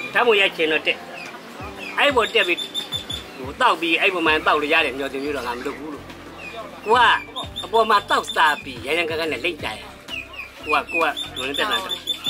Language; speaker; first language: Burmese; native; Burmese